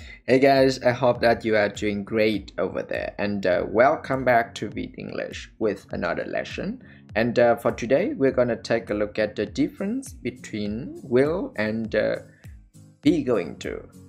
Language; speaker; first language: English; non-native, fluent; Vietnamese